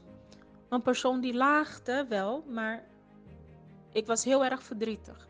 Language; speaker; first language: Dutch; non-native, fluent; Portuguese